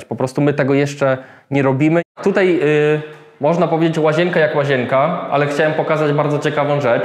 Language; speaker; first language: Polish; native; Polish